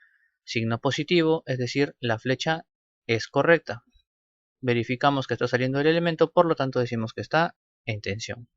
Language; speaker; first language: Spanish; native; Spanish